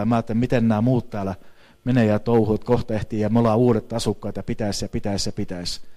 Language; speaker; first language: Finnish; native; Finnish